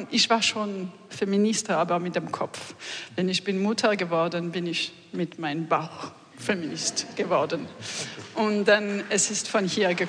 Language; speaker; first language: German; non-native, learner; French